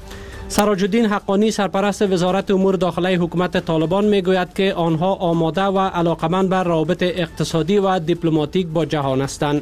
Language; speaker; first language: Persian; native; Persian